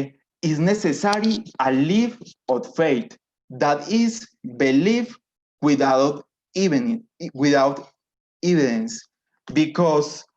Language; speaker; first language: English; non-native, learner; Spanish